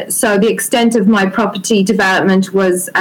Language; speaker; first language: English; native; English